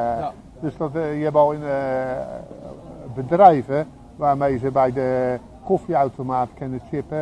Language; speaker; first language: Dutch; native; Dutch